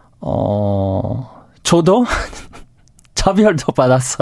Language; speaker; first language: Korean; non-native, fluent; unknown